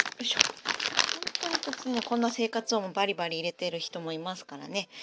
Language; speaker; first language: Japanese; native; Japanese